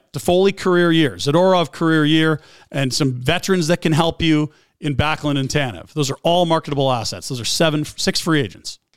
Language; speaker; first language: English; native; English